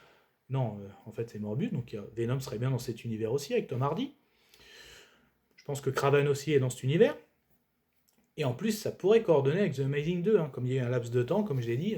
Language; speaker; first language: French; native; French